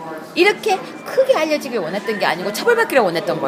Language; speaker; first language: Korean; native; Korean